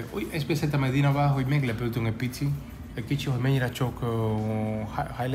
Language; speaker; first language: Hungarian; non-native, learner; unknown